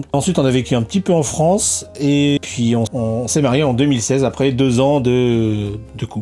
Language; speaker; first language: French; native; French